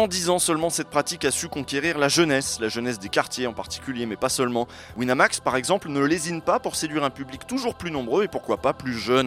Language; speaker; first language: French; native; French